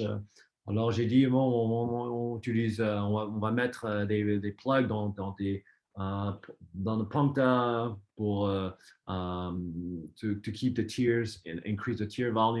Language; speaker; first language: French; non-native, fluent; English